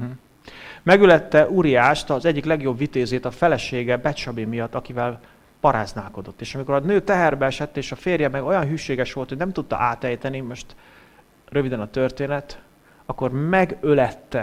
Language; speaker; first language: Hungarian; native; Hungarian